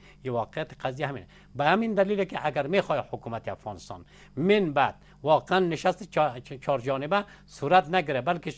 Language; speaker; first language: Persian; native; Persian